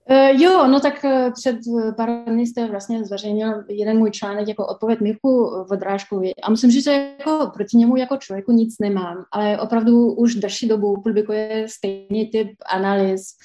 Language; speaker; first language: Czech; non-native, fluent; French